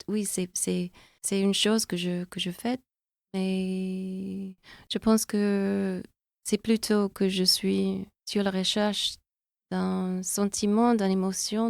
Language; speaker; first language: French; non-native, fluent; English